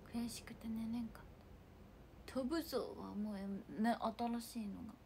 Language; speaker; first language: Japanese; native; Japanese